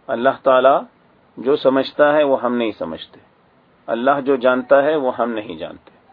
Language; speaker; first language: Urdu; native; Urdu